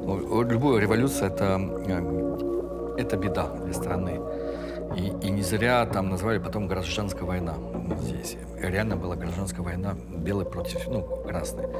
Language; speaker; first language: Russian; early bilingual, heritage; French